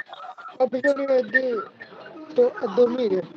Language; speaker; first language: Italian; non-native, learner; Bangla